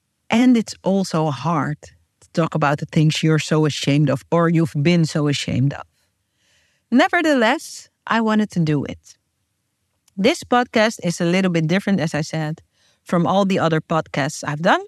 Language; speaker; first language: English; non-native, fluent; Dutch